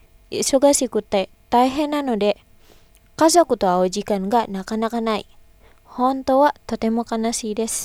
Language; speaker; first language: Japanese; non-native, fluent; Indonesian